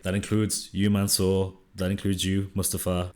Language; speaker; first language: English; native; English